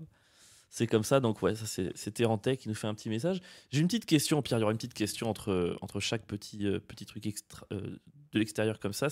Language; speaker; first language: French; native; French